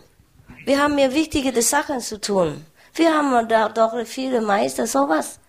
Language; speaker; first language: German; non-native, learner; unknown